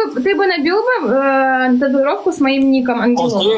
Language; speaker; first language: Ukrainian; native; Ukrainian